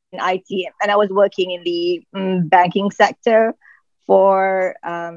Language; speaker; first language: English; non-native, local second language; Malay